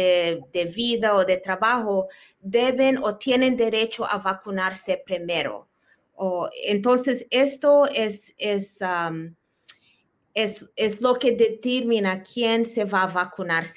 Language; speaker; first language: Spanish; early bilingual, heritage; Spanish